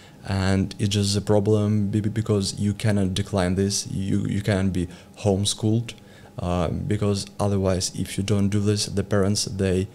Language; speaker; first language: English; non-native, learner; Ukrainian